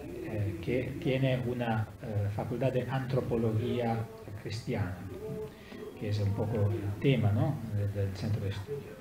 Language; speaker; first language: Spanish; non-native, learner; Italian